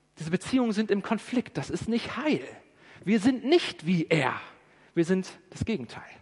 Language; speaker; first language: German; native; German